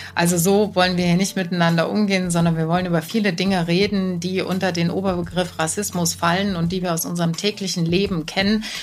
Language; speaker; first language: German; native; German